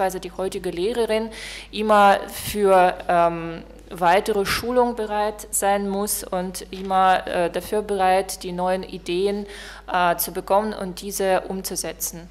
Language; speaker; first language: German; non-native, fluent; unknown